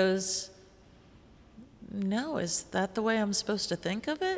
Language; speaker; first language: English; native; English